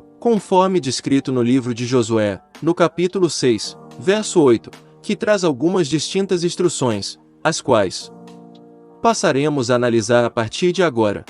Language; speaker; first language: Portuguese; native; Portuguese